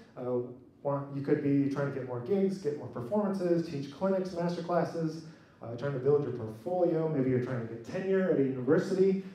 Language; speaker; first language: English; native; English